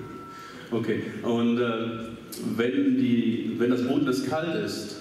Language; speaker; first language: German; native; German